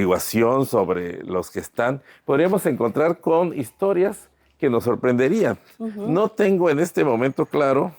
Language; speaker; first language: Spanish; native; Spanish